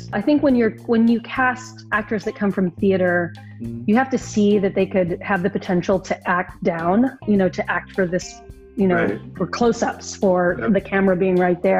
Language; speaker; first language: English; native; English